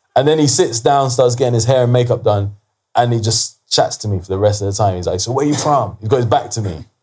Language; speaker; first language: English; native; English